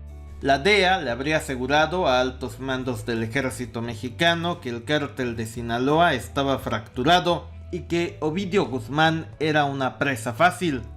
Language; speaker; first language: Spanish; native; Spanish